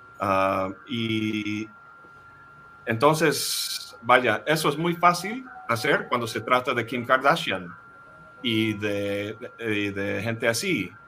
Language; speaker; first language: Spanish; non-native, fluent; English